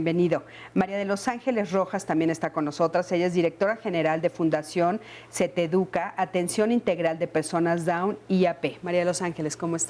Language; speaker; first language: Spanish; native; Spanish